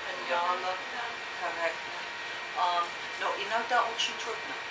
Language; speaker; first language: Russian; non-native, learner; English